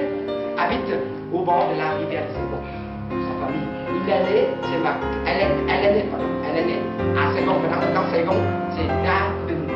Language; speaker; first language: French; non-native, learner; Vietnamese